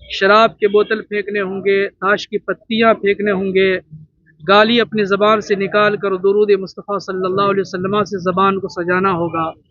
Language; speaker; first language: Urdu; native; Urdu